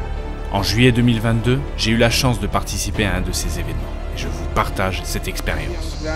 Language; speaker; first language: French; native; French